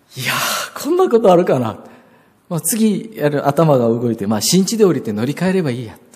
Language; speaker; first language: Japanese; non-native, fluent; Korean